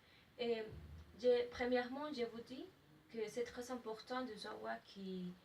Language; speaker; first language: French; non-native, learner; Spanish